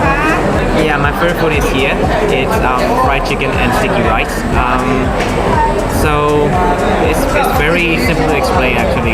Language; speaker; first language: English; non-native, fluent; Burmese